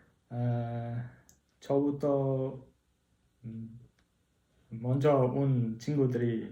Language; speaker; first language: Korean; non-native, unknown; Uzbek